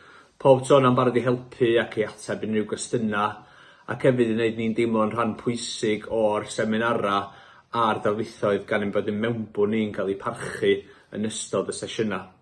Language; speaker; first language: Welsh; native; Welsh